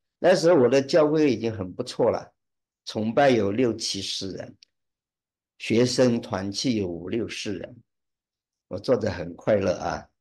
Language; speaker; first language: Chinese; early bilingual, heritage; Chinese